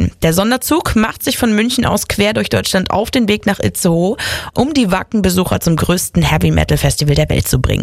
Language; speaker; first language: German; native; German